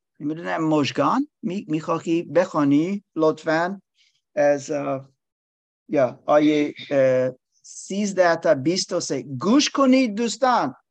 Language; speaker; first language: Persian; non-native, learner; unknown